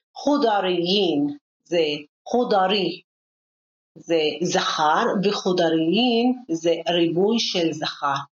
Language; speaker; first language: Hebrew; non-native, local second language; Arabic